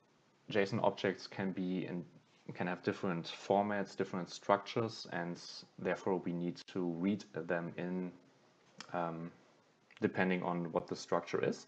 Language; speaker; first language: English; non-native, fluent; German